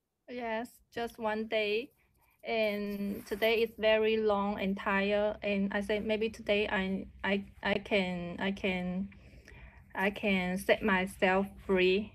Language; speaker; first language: English; non-native, learner; Chinese